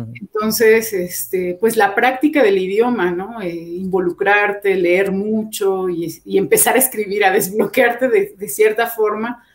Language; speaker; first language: Spanish; native; Spanish